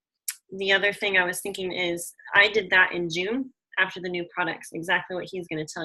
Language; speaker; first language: English; native; English